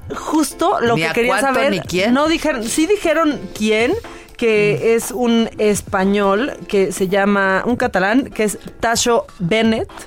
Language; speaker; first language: Spanish; native; Spanish